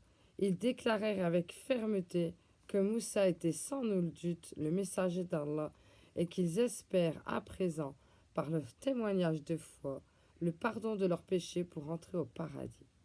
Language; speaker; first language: French; native; French